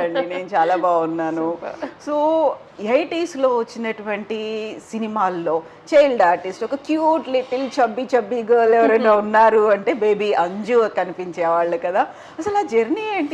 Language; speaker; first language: Telugu; native; Telugu